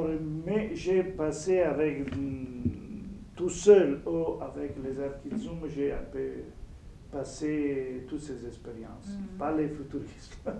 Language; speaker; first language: French; non-native, fluent; Italian